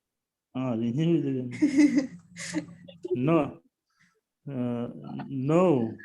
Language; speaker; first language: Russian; non-native, local second language; Kyrgyz